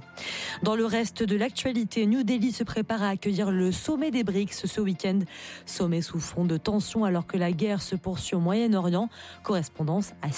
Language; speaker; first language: French; native; French